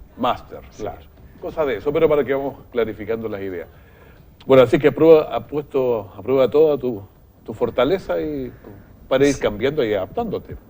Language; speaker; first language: Spanish; native; Spanish